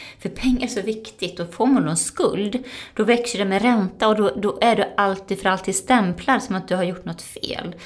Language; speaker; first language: Swedish; native; Swedish